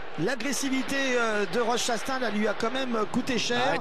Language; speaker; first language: French; native; French